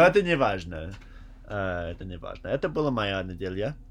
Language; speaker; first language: Russian; non-native, learner; English